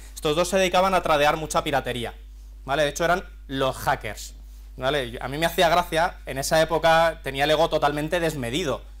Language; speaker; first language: Spanish; native; Spanish